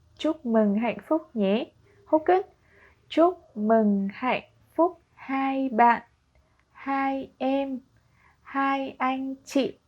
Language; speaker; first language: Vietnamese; non-native, fluent; Korean